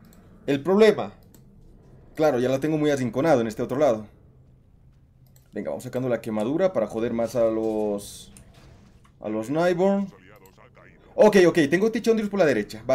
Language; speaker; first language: Spanish; native; Spanish